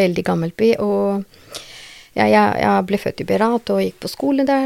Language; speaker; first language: Norwegian; non-native, learner; Albanian